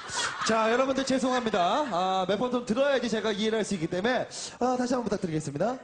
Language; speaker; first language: Korean; native; Korean